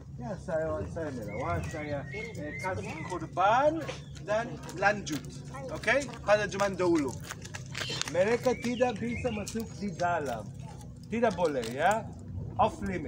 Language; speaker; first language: Indonesian; non-native, learner; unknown